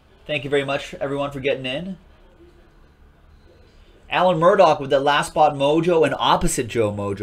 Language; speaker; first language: English; native; English